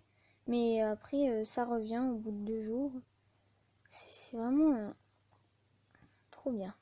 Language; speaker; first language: French; native; French